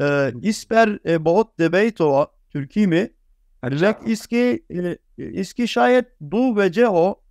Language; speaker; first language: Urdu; non-native, fluent; Turkish